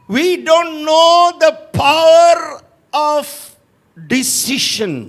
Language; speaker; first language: English; non-native, local second language; Tamil